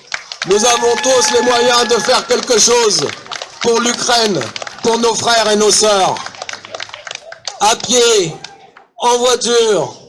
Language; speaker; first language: French; non-native, fluent; Ukrainian